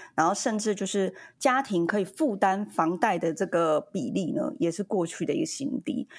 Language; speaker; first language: Chinese; native; Chinese